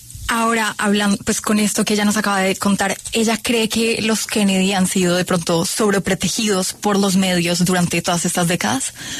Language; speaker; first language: Spanish; native; Spanish